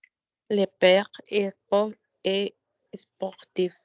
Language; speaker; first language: French; non-native, learner; Spanish